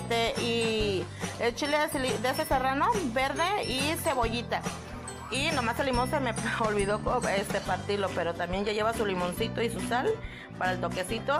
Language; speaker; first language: Spanish; native; Spanish